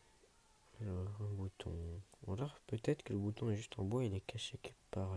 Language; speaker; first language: French; native; French